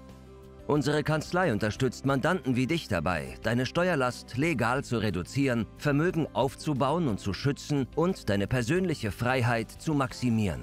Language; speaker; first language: German; native; German